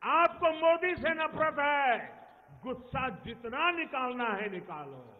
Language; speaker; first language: Hindi; non-native, local second language; Gujarati